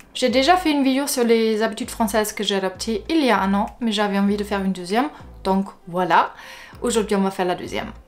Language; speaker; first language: French; non-native, fluent; German